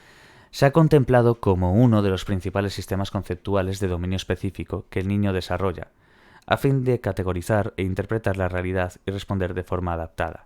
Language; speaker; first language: Spanish; native; Spanish